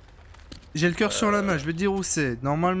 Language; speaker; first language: French; native; French